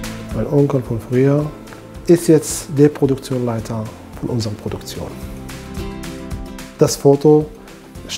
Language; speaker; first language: German; non-native, fluent; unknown